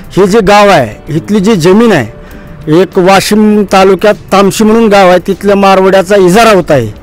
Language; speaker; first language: Marathi; native; Marathi